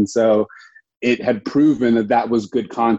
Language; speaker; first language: English; native; English